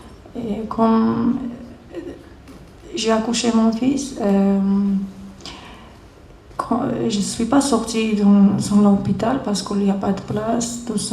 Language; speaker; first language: French; non-native, learner; Georgian